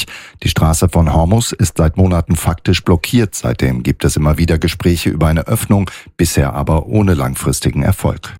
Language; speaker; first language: German; native; German